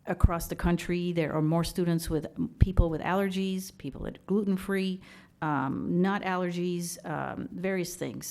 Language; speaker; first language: English; early bilingual, other home language; Persian